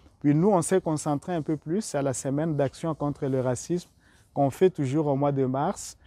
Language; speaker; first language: French; non-native, local second language; Rundi